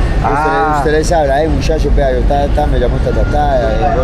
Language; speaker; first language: Spanish; native; Spanish